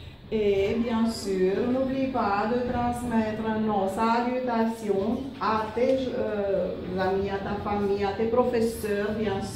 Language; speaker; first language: French; non-native, fluent; Romanian